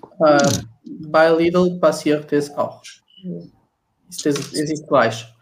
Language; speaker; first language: German; non-native, learner; Portuguese